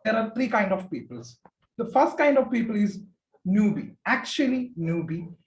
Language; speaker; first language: English; non-native, local second language; Malayalam